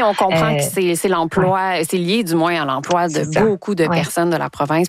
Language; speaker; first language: French; native; French